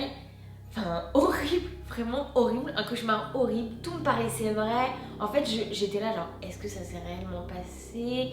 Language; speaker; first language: French; native; French